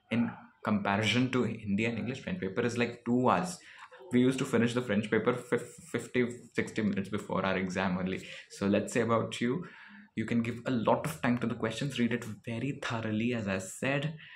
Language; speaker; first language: English; non-native, local second language; Marathi